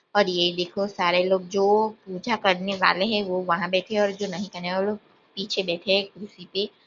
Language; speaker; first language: Hindi; non-native, local second language; Gujarati